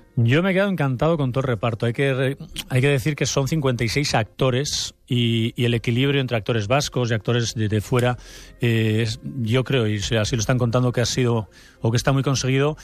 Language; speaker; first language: Spanish; native; Spanish